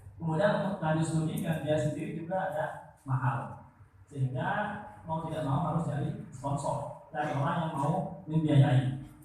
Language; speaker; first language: Indonesian; non-native, local second language; Madurese